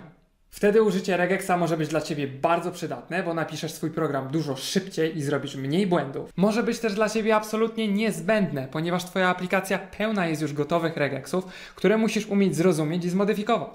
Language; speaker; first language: Polish; native; Polish